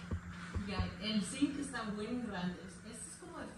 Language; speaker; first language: Spanish; early bilingual, heritage; Spanish